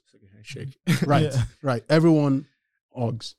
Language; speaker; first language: English; non-native, local second language; Yoruba